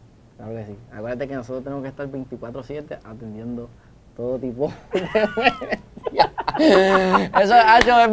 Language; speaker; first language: Spanish; native; Spanish